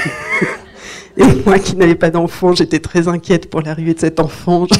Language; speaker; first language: French; native; French